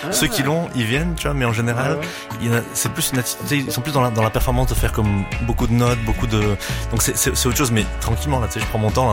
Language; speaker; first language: French; native; French